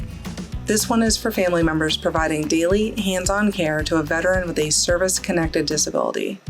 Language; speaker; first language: English; native; English